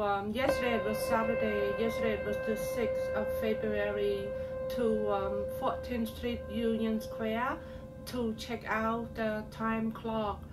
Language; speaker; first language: English; non-native, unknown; Khmer